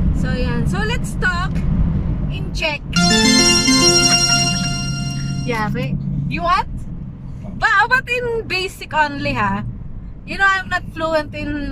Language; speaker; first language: English; non-native, local second language; Filipino